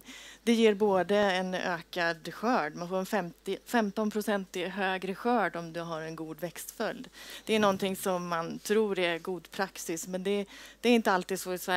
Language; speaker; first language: Swedish; native; Swedish